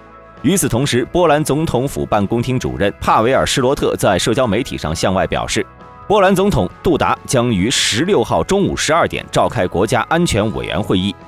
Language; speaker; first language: Chinese; native; Chinese